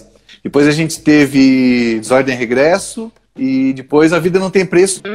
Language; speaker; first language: Portuguese; native; Portuguese